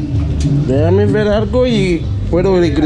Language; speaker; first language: Spanish; non-native, learner; Haitian Creole